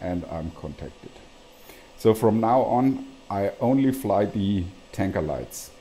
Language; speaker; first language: English; non-native, fluent; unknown